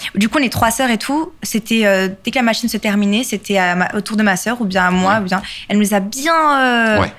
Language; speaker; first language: French; native; French